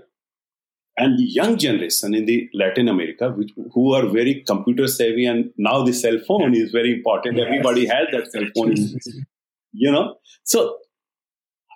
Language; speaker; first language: English; non-native, local second language; Hindi